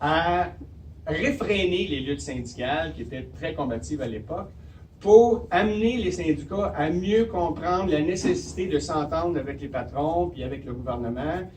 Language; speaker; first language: French; native; French